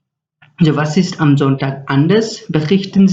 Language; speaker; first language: German; non-native, fluent; Nepali